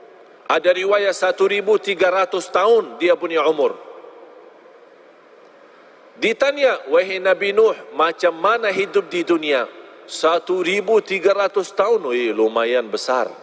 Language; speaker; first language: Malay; non-native, fluent; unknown